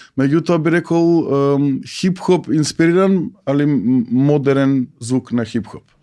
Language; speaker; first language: Macedonian; native; Macedonian